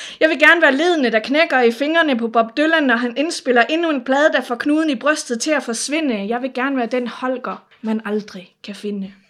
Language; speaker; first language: Danish; native; Danish